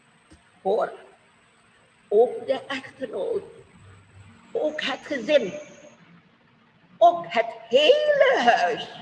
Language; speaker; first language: Dutch; non-native, fluent; Indonesian